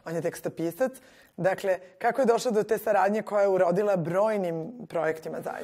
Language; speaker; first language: Serbian; native; Serbian